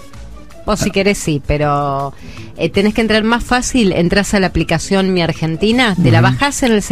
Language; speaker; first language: Spanish; native; Spanish